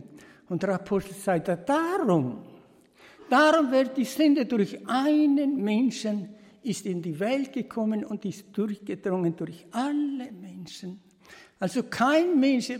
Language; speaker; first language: German; early bilingual, heritage; German